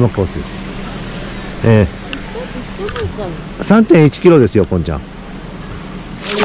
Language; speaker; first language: Japanese; native; Japanese